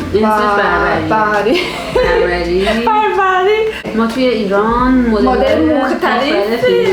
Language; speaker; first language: Persian; native; Persian